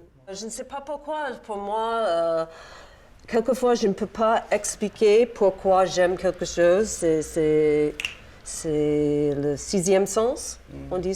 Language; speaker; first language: French; non-native, fluent; English